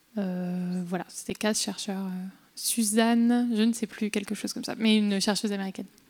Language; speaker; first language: French; native; French